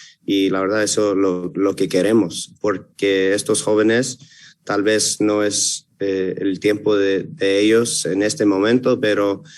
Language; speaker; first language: Spanish; early bilingual, heritage; Spanish